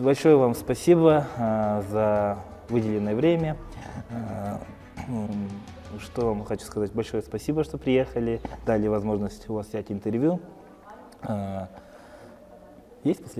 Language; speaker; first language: Russian; non-native, local second language; Kyrgyz